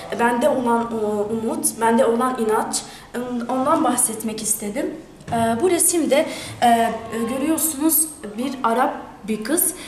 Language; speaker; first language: Turkish; early bilingual, other home language; Arabic